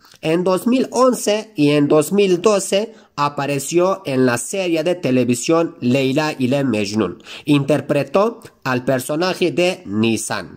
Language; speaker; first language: Spanish; non-native, fluent; Turkish